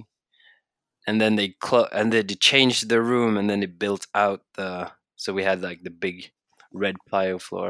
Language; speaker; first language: English; non-native, fluent; Norwegian